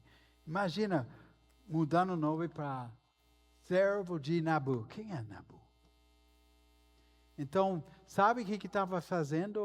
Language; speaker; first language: Portuguese; non-native, fluent; English